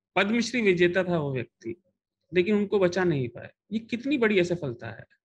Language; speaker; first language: Hindi; native; Hindi